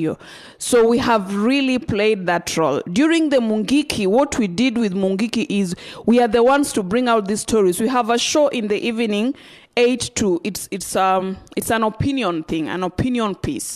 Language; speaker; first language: English; non-native, local second language; Luyia